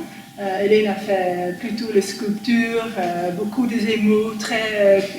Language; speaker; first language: French; non-native, fluent; Dutch